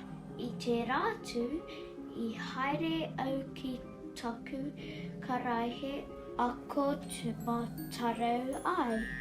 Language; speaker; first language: Māori; non-native, learner; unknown